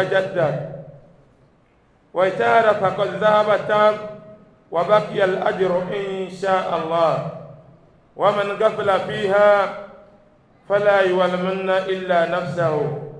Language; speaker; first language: Arabic; non-native, fluent; Yoruba